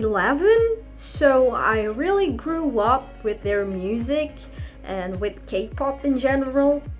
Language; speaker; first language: English; non-native, fluent; Indonesian